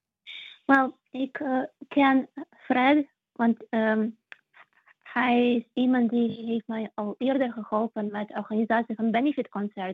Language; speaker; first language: Dutch; non-native, fluent; Russian